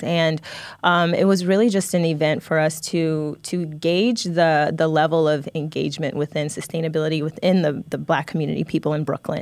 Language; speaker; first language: English; native; English